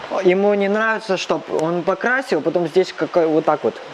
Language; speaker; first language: Russian; non-native, learner; Cantonese